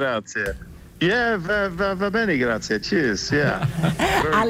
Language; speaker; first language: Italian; non-native, learner; English